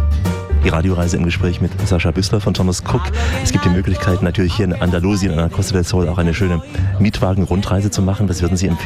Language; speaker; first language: German; native; German